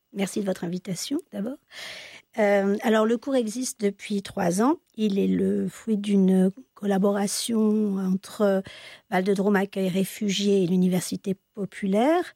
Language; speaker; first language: French; native; French